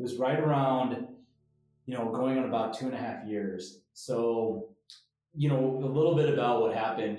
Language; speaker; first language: English; native; English